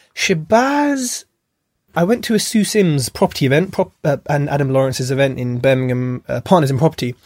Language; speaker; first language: English; native; English